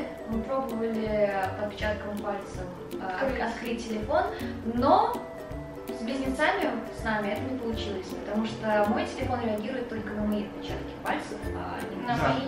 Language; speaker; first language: Russian; native; Russian